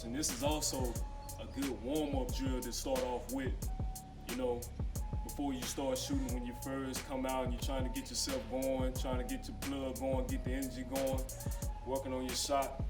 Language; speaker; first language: English; native; English